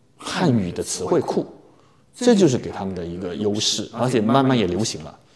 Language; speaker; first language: Chinese; native; Chinese